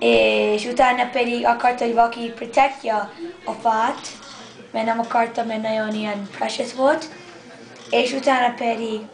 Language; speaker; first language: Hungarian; early bilingual, heritage; English